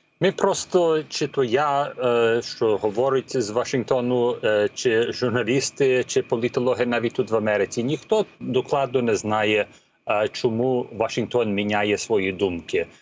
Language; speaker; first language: Ukrainian; early bilingual, heritage; Ukrainian